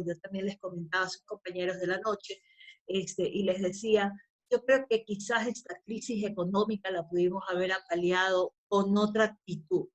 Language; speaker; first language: Spanish; native; Spanish